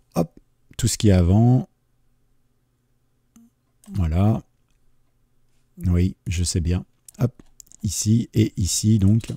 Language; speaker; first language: French; native; French